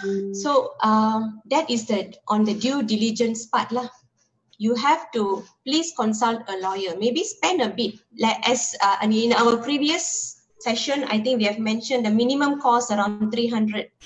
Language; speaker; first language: English; non-native, local second language; Tamil